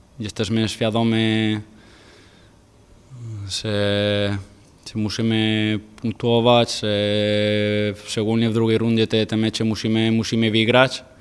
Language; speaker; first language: Polish; non-native, fluent; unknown